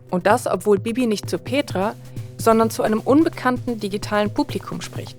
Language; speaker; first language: German; native; German